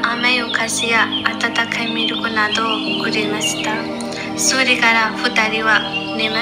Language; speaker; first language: Japanese; non-native, learner; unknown